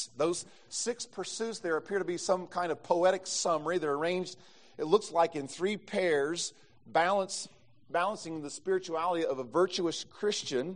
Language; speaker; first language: English; native; English